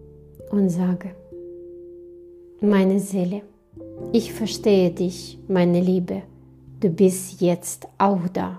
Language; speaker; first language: German; non-native, fluent; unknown